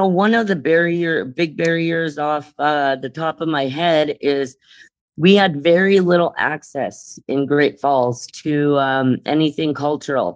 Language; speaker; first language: English; native; English